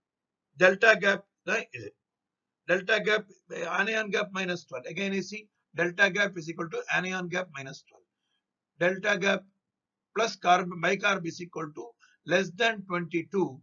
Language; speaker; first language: English; non-native, local second language; Tamil